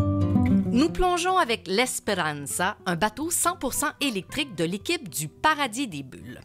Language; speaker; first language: French; native; French